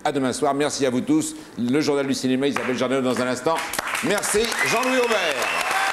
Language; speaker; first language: French; native; French